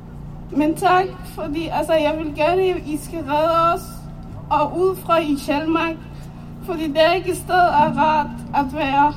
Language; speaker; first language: Danish; non-native, learner; Somali